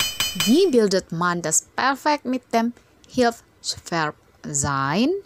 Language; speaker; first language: German; non-native, fluent; Indonesian